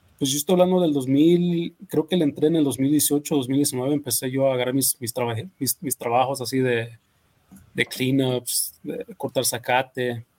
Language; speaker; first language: Spanish; early bilingual, heritage; Spanish